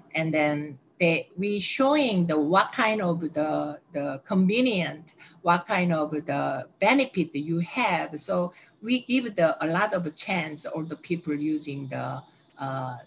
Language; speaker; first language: English; non-native, learner; Korean